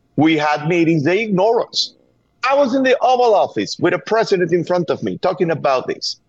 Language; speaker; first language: English; non-native, fluent; Spanish